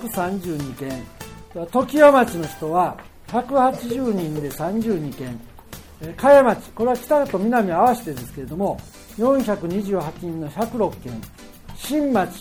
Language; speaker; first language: Japanese; native; Japanese